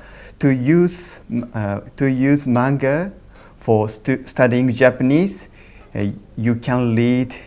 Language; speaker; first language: English; non-native, learner; Japanese